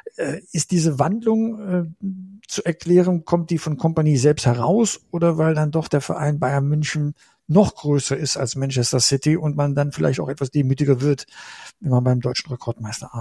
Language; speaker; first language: German; native; German